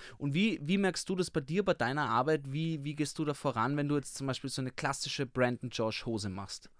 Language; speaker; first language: German; native; German